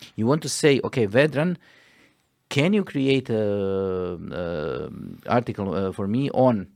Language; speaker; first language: English; non-native, fluent; Croatian